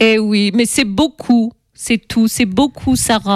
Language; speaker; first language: French; native; French